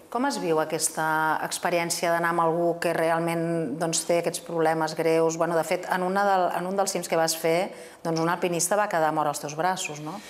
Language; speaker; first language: Catalan; native; Catalan